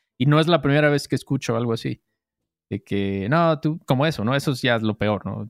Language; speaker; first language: Spanish; native; Spanish